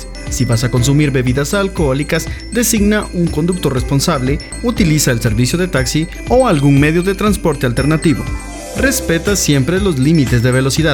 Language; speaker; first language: Spanish; native; Spanish